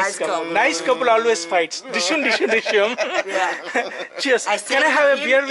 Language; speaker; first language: English; non-native, local second language; Telugu